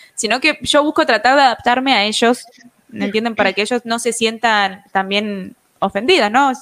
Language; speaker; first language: Spanish; native; Spanish